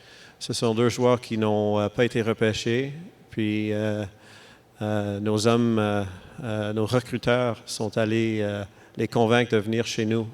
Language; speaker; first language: French; non-native, local second language; English